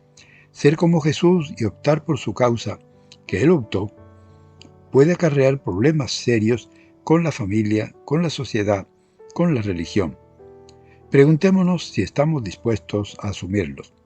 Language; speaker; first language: Spanish; native; Spanish